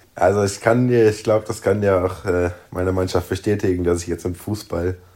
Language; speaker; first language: German; native; German